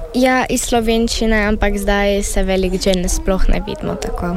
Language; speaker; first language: Slovenian; early bilingual, heritage; Slovenian